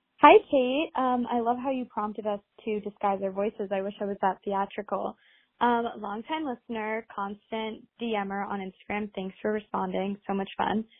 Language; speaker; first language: English; native; English